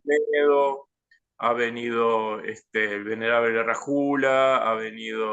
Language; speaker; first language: Spanish; native; Spanish